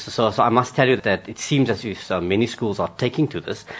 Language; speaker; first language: English; non-native, local second language; Afrikaans